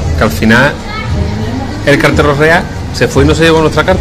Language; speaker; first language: Spanish; native; Spanish